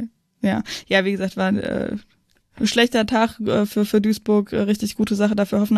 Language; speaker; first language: German; native; German